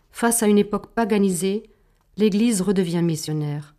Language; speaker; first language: French; non-native, fluent; German